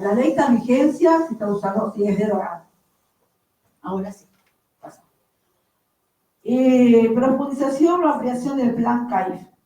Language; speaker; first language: Spanish; native; Spanish